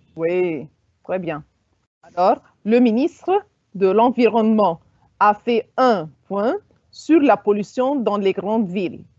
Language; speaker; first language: French; non-native, fluent; Arabic